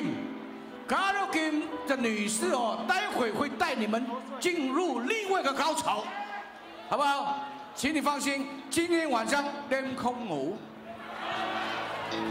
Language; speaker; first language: Chinese; early bilingual, heritage; Chinese